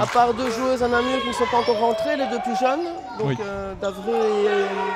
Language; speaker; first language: French; native; French